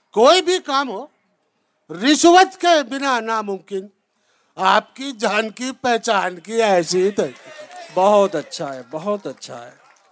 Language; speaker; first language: Urdu; native; Urdu